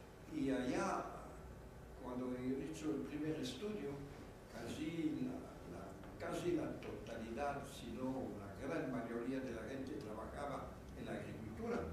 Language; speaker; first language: Spanish; non-native, fluent; French